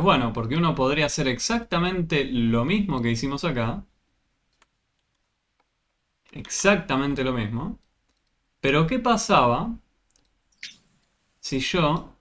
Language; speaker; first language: Spanish; native; Spanish